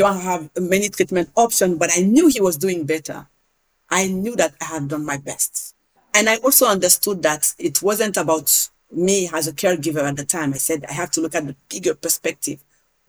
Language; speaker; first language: English; non-native, fluent; Hausa